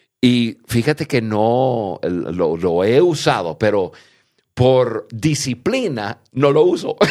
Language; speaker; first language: Spanish; early bilingual, heritage; English